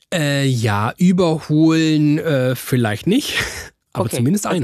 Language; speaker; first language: German; native; German